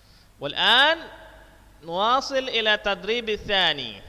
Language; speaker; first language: Arabic; non-native, fluent; Indonesian